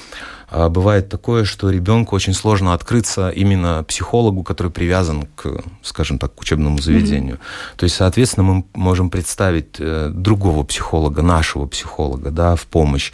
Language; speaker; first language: Russian; native; Russian